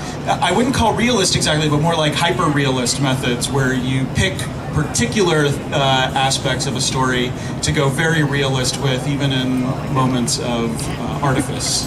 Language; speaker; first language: English; native; English